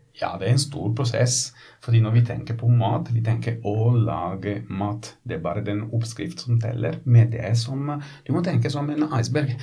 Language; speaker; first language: Norwegian; non-native, fluent; Italian